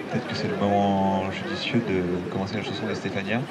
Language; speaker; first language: French; native; French